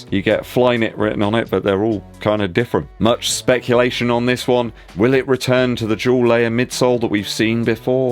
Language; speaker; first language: English; native; English